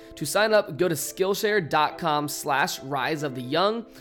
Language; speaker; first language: English; native; English